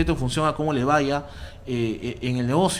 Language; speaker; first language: Spanish; native; Spanish